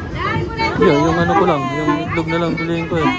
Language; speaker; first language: Filipino; non-native, local second language; Bikol